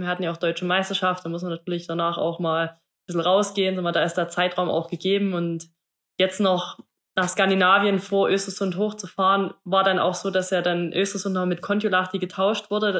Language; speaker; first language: German; native; German